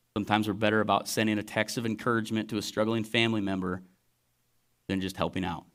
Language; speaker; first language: English; native; English